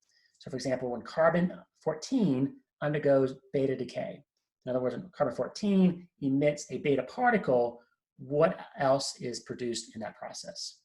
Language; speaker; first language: English; native; English